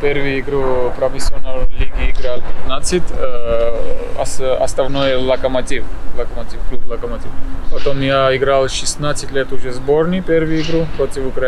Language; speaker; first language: Russian; non-native, learner; Georgian